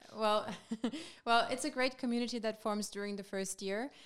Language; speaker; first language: English; non-native, fluent; German